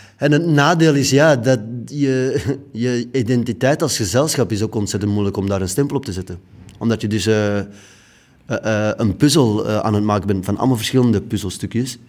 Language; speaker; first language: Dutch; native; Dutch